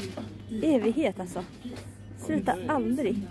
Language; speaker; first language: Swedish; non-native, learner; Japanese